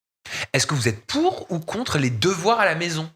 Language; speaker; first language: French; native; French